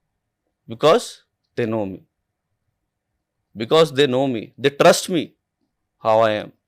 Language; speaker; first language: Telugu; non-native, local second language; Urdu